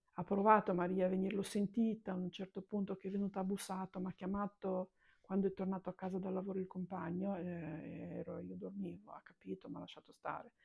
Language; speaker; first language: Italian; non-native, fluent; Romanian